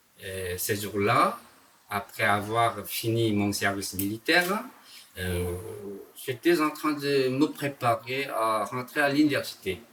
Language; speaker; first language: French; non-native, fluent; Korean